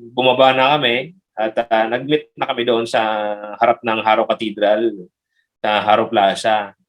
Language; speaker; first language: Filipino; non-native, local second language; Hiligaynon